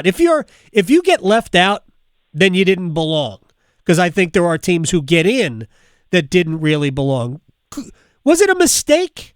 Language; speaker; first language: English; native; English